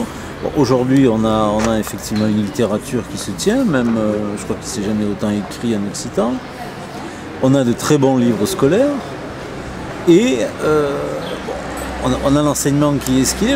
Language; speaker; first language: French; native; French